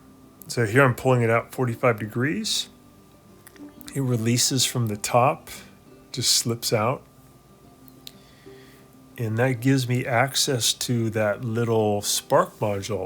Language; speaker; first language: English; native; English